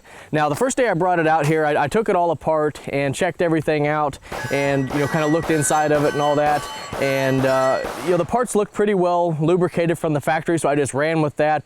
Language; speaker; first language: English; native; English